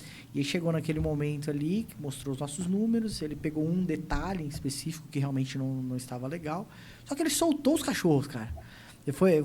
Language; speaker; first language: Portuguese; native; Portuguese